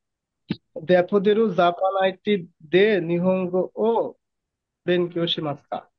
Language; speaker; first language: Japanese; non-native, learner; Bangla